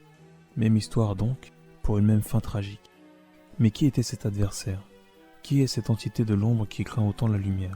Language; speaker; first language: French; native; French